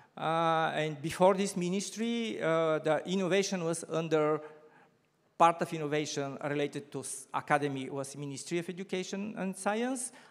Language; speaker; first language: English; non-native, fluent; Bulgarian